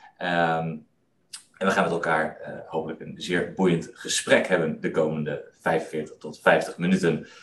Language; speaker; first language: Dutch; native; Dutch